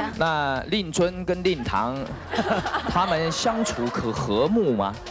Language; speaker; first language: Chinese; native; Chinese